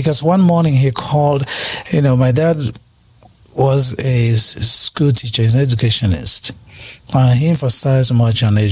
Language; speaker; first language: English; non-native, local second language; Igbo